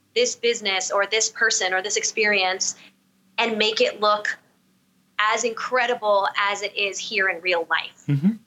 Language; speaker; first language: English; native; English